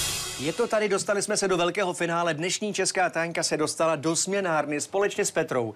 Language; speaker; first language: Czech; native; Czech